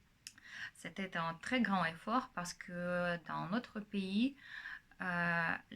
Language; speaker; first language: French; non-native, fluent; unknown